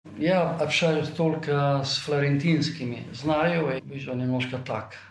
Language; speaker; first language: Russian; non-native, fluent; Italian